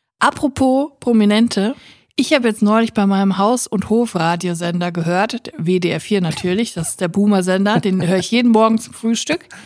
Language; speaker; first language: German; native; German